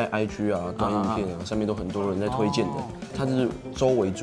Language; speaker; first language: Chinese; native; Chinese